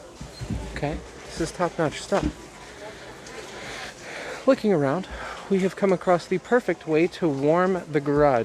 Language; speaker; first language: English; native; English